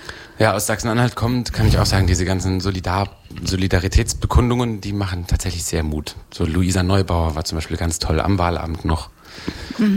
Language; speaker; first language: German; native; German